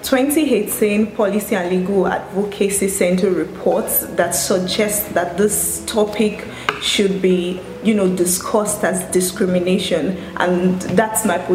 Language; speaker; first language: English; non-native, local second language; Yoruba